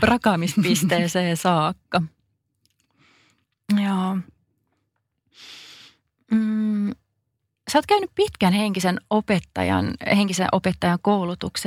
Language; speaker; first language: Finnish; native; Finnish